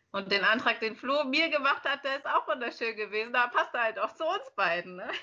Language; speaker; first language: German; native; German